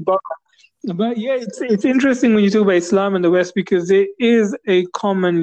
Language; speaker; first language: English; native; English